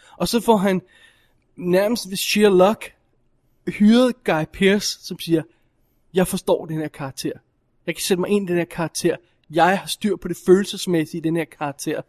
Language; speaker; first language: Danish; native; Danish